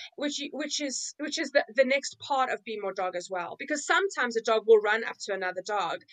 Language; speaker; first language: English; native; English